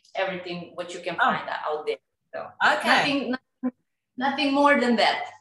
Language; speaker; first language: English; non-native, fluent; Serbian